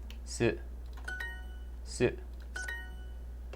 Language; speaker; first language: Japanese; non-native, learner; English